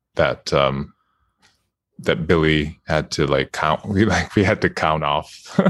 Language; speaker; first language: English; non-native, fluent; Japanese